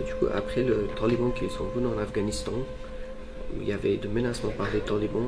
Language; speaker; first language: French; non-native, learner; Persian